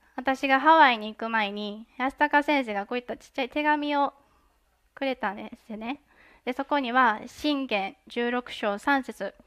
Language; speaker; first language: Japanese; native; Japanese